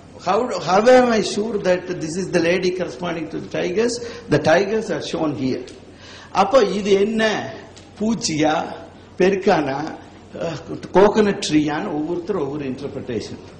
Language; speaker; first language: English; non-native, local second language; Tamil